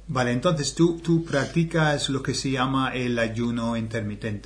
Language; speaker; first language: Spanish; non-native, fluent; English